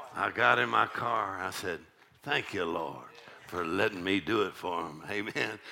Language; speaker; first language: English; native; English